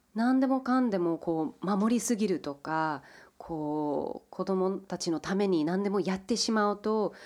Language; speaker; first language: Japanese; early bilingual, heritage; English